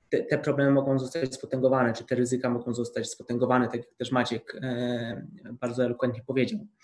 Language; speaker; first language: Polish; native; Polish